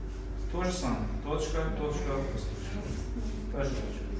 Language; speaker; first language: Russian; non-native, fluent; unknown